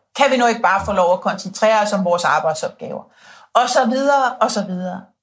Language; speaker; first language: Danish; native; Danish